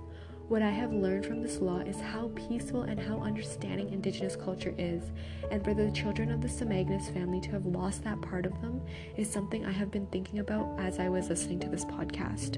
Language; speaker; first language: English; native; English